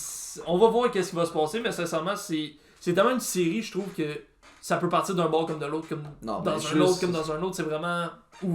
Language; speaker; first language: French; native; French